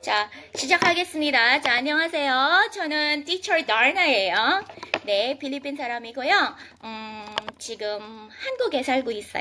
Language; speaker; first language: Korean; non-native, fluent; Filipino